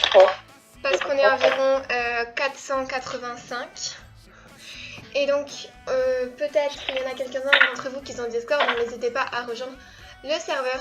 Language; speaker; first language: French; native; French